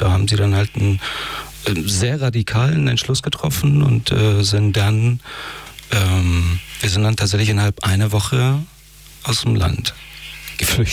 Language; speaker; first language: German; early bilingual, other home language; Persian